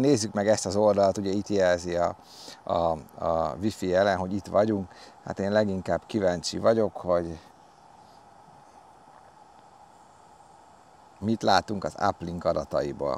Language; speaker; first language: Hungarian; native; Hungarian